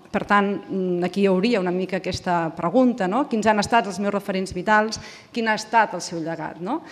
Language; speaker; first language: Catalan; native; Catalan